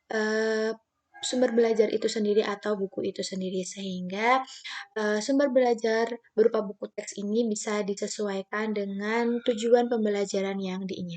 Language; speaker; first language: Indonesian; native; Indonesian